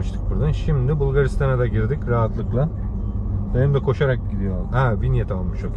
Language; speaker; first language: Turkish; early bilingual, heritage; Turkish